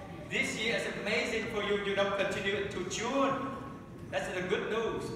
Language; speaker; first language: English; non-native, fluent; Vietnamese